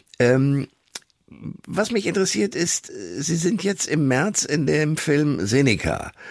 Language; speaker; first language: German; native; German